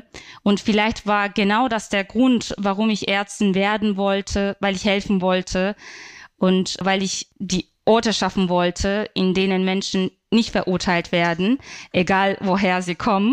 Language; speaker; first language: German; non-native, fluent; Turkish